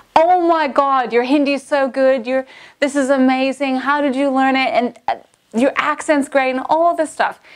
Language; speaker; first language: English; native; English